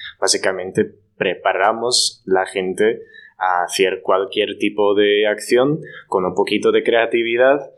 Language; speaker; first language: Spanish; non-native, fluent; Dutch